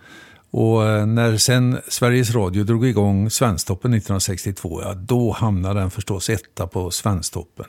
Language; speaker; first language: Swedish; native; Swedish